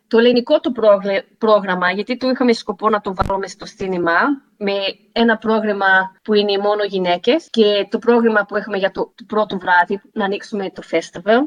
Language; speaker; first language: Greek; early bilingual, heritage; Greek